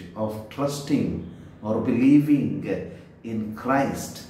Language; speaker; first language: English; non-native, local second language; Kannada